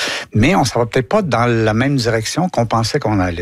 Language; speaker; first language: French; native; French